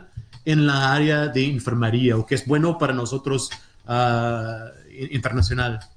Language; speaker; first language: Spanish; non-native, fluent; Portuguese